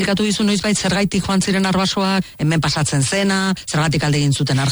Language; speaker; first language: Basque; native; Basque